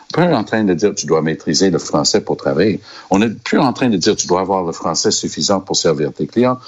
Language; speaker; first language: French; native; French